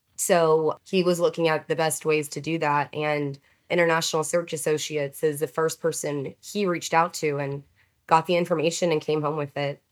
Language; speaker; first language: English; native; English